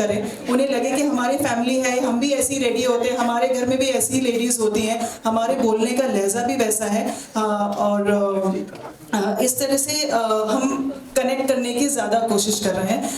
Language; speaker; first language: Hindi; native; Hindi